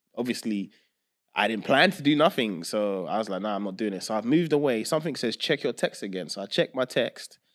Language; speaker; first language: English; early bilingual, other home language; Yoruba